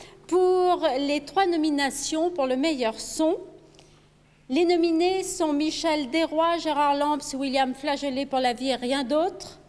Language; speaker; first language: French; native; French